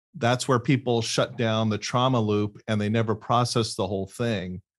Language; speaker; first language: English; native; English